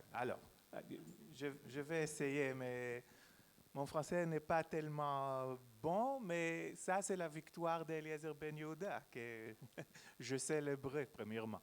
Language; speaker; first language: French; non-native, learner; Hebrew